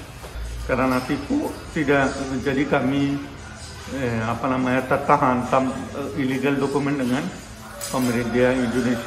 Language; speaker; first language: Indonesian; non-native, learner; Rohingya